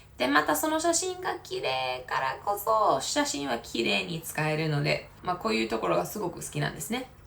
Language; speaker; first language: Japanese; non-native, fluent; English